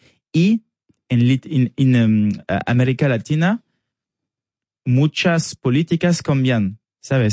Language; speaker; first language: Spanish; non-native, learner; French